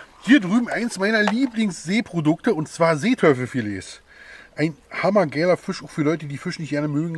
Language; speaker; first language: German; native; German